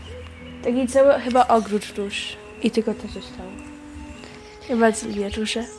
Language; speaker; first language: Polish; early bilingual, heritage; Polish